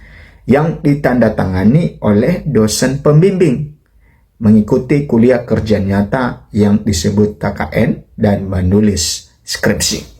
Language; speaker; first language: Indonesian; native; Indonesian